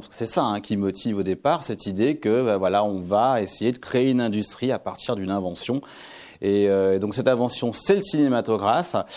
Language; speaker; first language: French; native; French